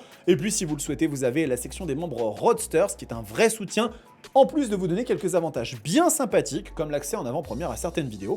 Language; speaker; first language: French; native; French